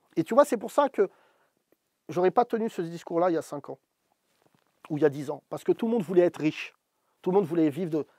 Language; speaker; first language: French; native; French